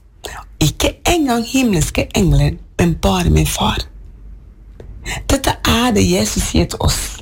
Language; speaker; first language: Norwegian; non-native, fluent; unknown